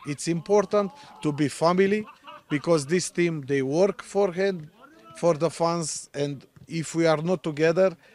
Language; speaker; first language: English; non-native, learner; Romanian